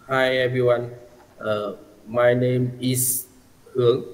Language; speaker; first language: English; non-native, learner; Vietnamese